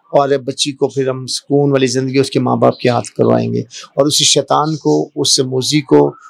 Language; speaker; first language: Urdu; non-native, local second language; Punjabi